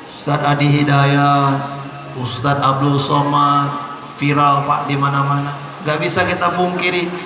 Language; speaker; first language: Indonesian; non-native, local second language; Malay